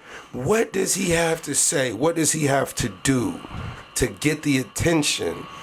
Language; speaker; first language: English; native; English